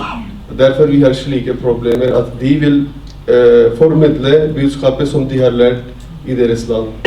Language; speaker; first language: Norwegian; non-native, fluent; Urdu